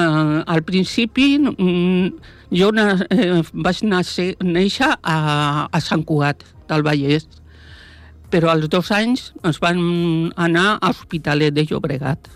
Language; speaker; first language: Catalan; non-native, local second language; Spanish